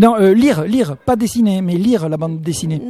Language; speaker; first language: French; native; French